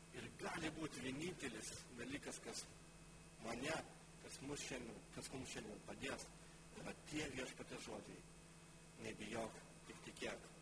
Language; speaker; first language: Lithuanian; non-native, local second language; Polish